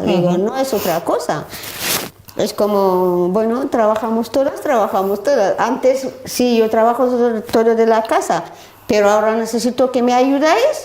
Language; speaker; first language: Spanish; non-native, learner; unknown